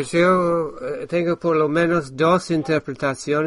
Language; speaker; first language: Spanish; non-native, fluent; English